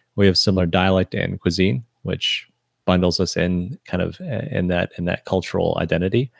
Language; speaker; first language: English; early bilingual, other home language; Chinese